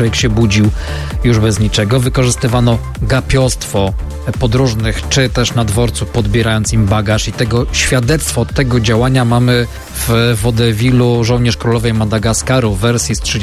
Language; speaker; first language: Polish; native; Polish